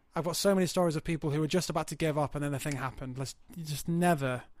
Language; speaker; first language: English; native; English